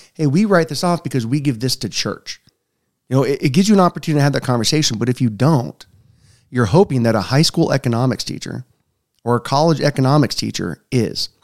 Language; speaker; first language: English; native; English